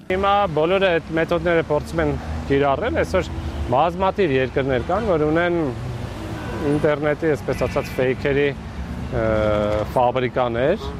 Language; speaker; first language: Armenian; native; Armenian